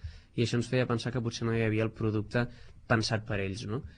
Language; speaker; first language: Catalan; native; Catalan